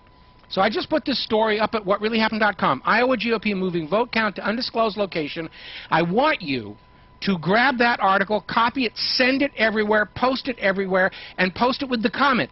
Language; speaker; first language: English; native; English